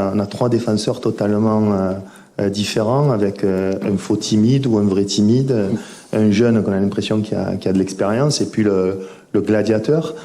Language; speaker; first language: French; native; French